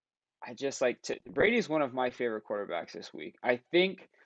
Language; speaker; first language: English; native; English